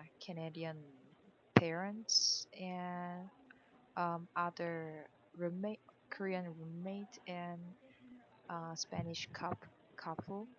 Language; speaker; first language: English; non-native, learner; Korean